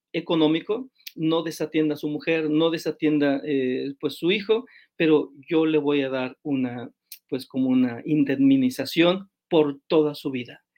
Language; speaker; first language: Spanish; native; Spanish